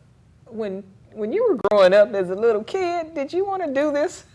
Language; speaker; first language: English; native; English